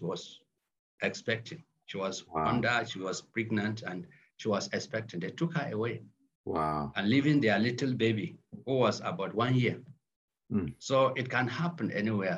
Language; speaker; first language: English; non-native, local second language; Hausa